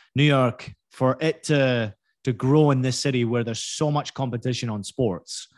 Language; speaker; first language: English; native; English